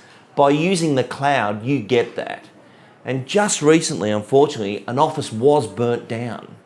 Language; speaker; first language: English; native; English